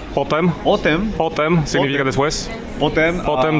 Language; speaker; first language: Spanish; non-native, learner; Polish